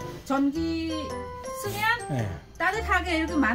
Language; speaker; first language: Korean; non-native, learner; Vietnamese